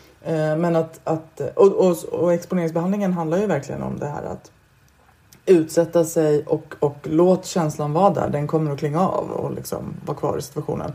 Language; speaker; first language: Swedish; native; Swedish